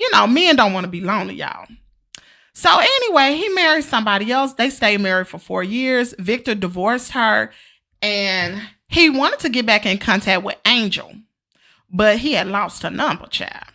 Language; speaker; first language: English; native; English